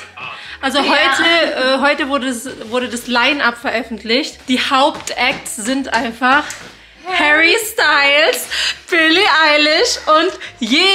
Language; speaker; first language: German; native; German